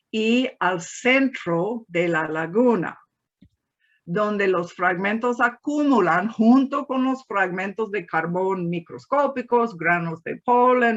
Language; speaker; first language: Spanish; non-native, fluent; English